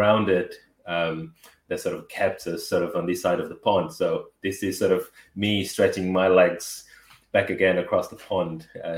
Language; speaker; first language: English; non-native, fluent; Portuguese